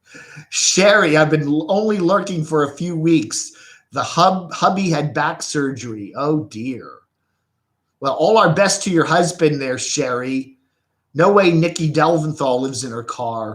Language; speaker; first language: English; native; English